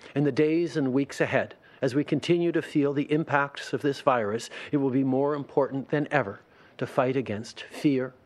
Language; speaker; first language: English; early bilingual, other home language; French